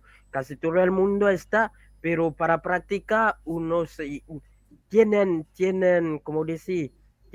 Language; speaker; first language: Spanish; non-native, learner; French